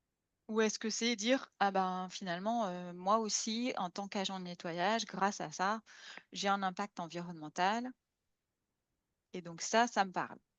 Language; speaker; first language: French; native; French